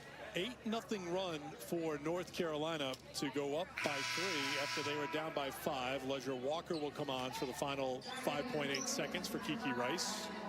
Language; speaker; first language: English; native; English